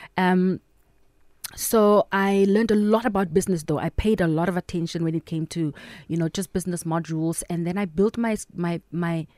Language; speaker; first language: English; non-native, local second language; Southern Sotho